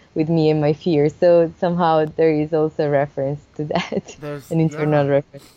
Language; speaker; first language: English; non-native, fluent; Italian